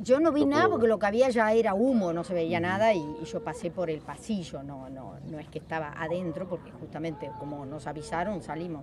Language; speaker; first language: Spanish; native; Spanish